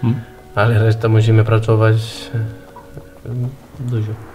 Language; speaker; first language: Polish; non-native, learner; Spanish